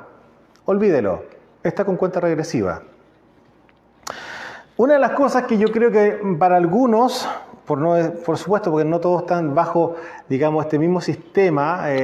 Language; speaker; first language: Spanish; native; Spanish